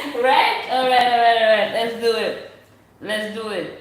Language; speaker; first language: English; non-native, local second language; French